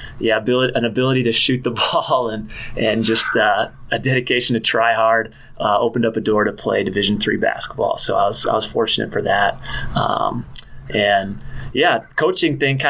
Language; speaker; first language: English; native; English